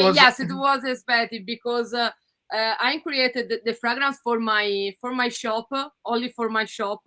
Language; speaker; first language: English; non-native, learner; Italian